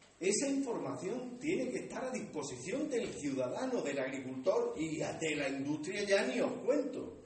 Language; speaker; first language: Spanish; native; Spanish